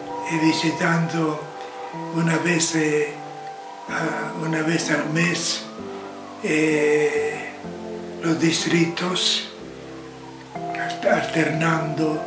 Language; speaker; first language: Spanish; non-native, fluent; Italian